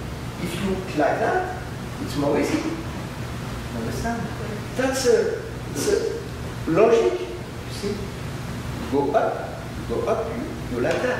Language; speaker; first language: English; non-native, learner; French